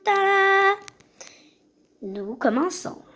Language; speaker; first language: French; native; French